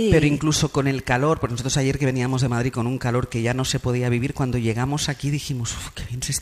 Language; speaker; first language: Spanish; native; Spanish